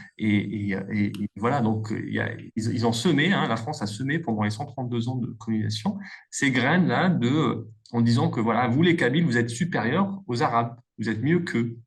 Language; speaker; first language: French; non-native, local second language; Kabyle